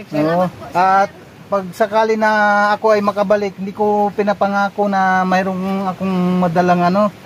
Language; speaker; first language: Filipino; native; Filipino